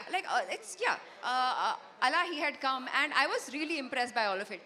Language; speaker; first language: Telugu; non-native, fluent; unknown